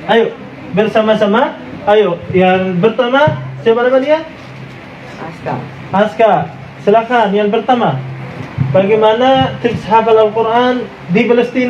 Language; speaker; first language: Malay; non-native, fluent; Arabic